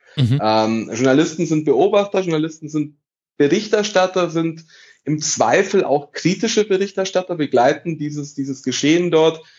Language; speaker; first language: German; early bilingual, other home language; Italian